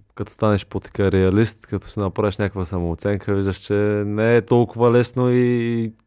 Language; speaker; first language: Bulgarian; native; Bulgarian